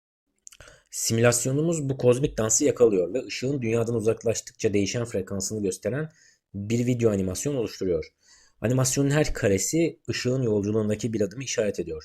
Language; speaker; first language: Turkish; native; Turkish